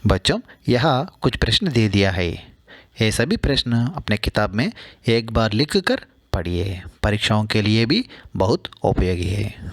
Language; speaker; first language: Hindi; non-native, local second language; Telugu